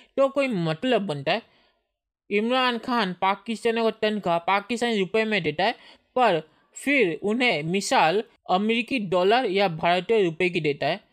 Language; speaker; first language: Hindi; native; Hindi